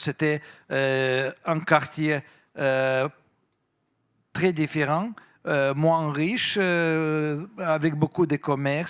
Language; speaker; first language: French; non-native, fluent; Russian